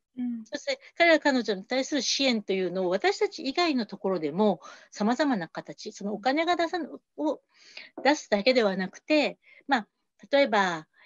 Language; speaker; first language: Japanese; native; Japanese